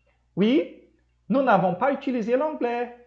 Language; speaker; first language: French; non-native, fluent; Portuguese